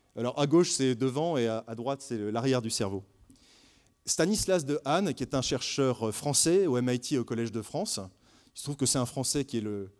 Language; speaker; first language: French; native; French